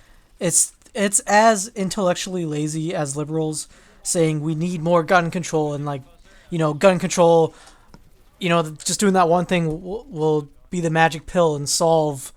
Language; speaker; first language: English; native; English